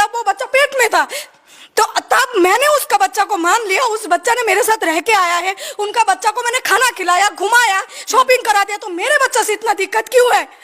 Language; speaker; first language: Hindi; non-native, fluent; Bangla